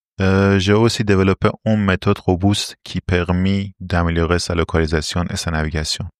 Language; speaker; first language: French; non-native, fluent; Persian